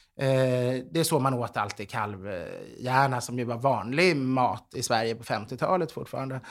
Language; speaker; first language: Swedish; native; Swedish